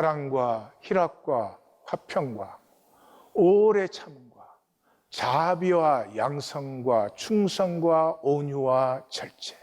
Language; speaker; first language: Korean; native; Korean